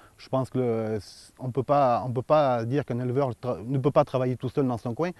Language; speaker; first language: French; native; French